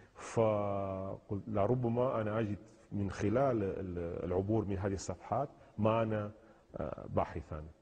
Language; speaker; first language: Arabic; non-native, fluent; Spanish